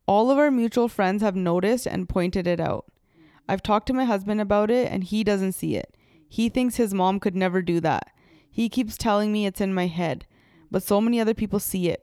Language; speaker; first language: English; early bilingual, other home language; Punjabi